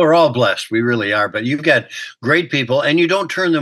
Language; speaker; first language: English; native; English